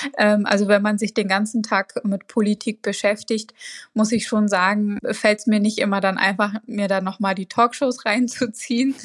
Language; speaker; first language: German; early bilingual, other home language; Arabic